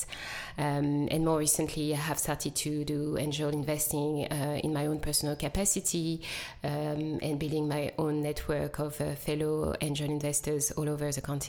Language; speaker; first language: English; non-native, fluent; French